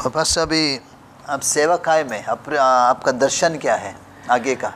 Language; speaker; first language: Hindi; non-native, local second language; Kannada